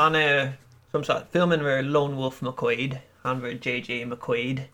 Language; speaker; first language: Swedish; non-native, learner; English